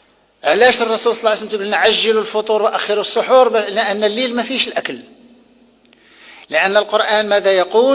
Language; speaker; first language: Arabic; native; Arabic